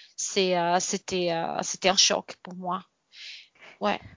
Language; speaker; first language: French; non-native, fluent; Portuguese